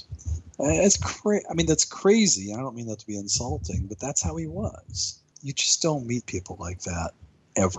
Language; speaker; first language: English; native; English